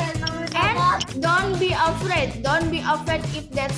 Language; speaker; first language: English; non-native, local second language; Indonesian